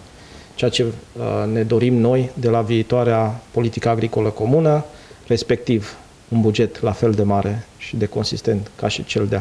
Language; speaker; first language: Romanian; native; Romanian